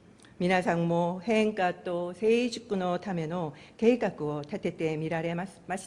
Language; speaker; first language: Japanese; non-native, fluent; Korean